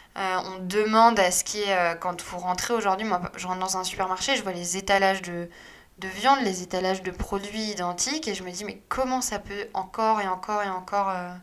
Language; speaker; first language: French; native; French